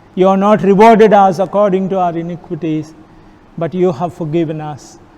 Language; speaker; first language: English; non-native, local second language; Kannada